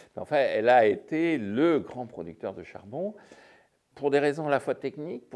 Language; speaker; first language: French; native; French